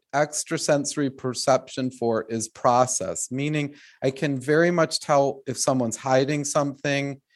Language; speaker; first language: English; native; English